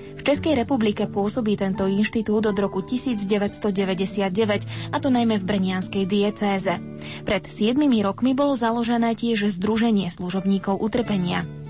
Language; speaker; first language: Slovak; native; Slovak